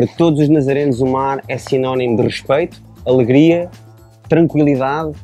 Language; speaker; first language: Portuguese; native; Portuguese